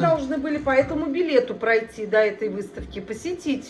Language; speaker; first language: Russian; native; Russian